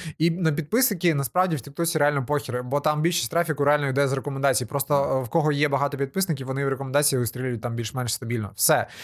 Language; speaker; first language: Ukrainian; native; Ukrainian